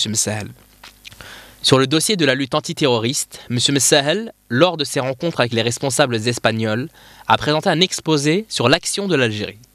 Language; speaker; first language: French; non-native, local second language; Arabic